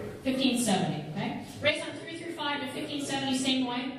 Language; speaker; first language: English; native; English